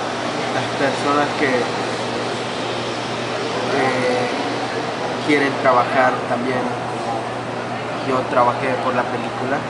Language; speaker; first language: Spanish; non-native, local second language; Tzotzil